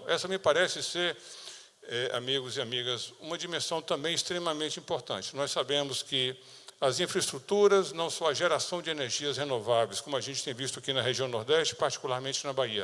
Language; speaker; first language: Portuguese; native; Portuguese